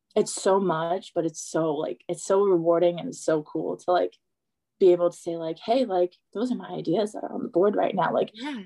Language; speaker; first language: English; native; English